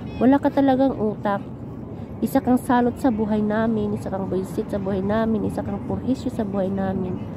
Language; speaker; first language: Filipino; non-native, local second language; Cebuano